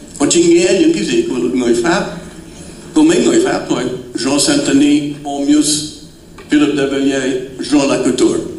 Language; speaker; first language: Vietnamese; non-native, fluent; English